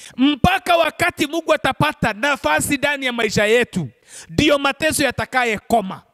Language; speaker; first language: Swahili; non-native, local second language; Kikuyu